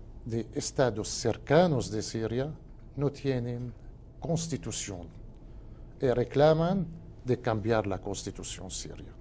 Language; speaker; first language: Spanish; non-native, fluent; Arabic